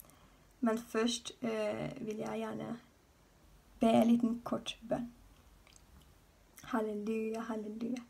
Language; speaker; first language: Norwegian; non-native, fluent; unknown